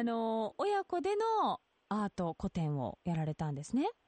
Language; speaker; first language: Japanese; native; Japanese